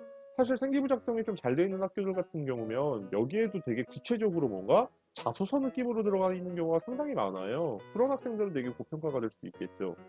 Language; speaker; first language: Korean; native; Korean